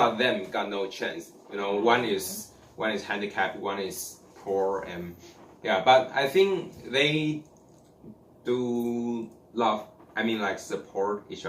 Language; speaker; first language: English; non-native, learner; Chinese